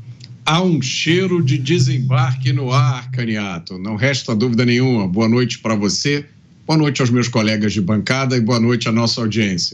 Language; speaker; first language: Portuguese; native; Portuguese